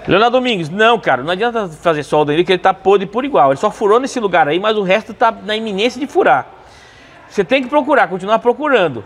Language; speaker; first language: Portuguese; native; Portuguese